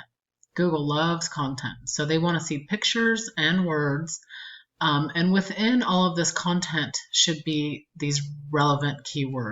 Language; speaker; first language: English; native; English